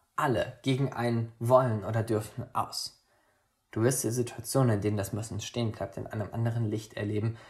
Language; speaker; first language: German; native; German